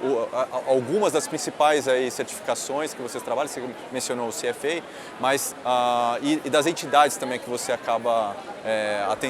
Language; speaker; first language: Portuguese; native; Portuguese